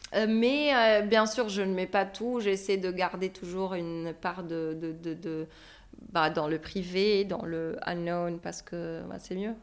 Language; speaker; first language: French; non-native, local second language; Arabic